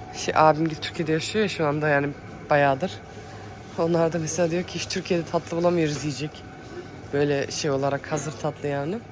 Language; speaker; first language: Turkish; early bilingual, heritage; Turkish